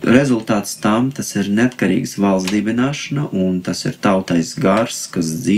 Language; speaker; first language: Latvian; non-native, fluent; Russian